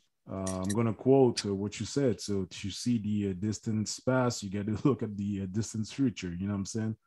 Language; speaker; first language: English; native; English